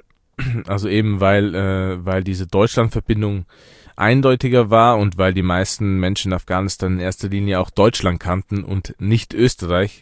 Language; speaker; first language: German; early bilingual, other home language; Persian